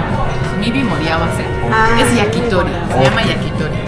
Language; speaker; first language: Spanish; non-native, fluent; Japanese